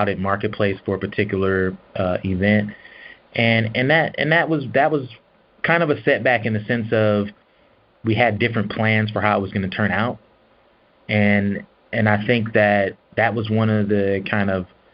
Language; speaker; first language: English; native; English